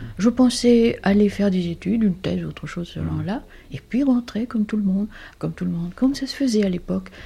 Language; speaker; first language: French; non-native, fluent; Greek